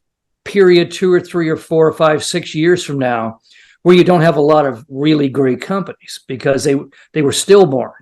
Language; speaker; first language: English; native; English